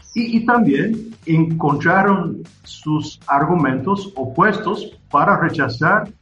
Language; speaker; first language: Spanish; non-native, fluent; English